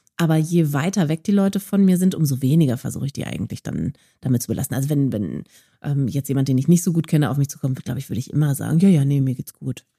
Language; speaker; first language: German; native; German